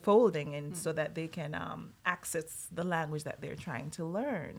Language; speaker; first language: English; non-native, local second language; Jamaican Creole English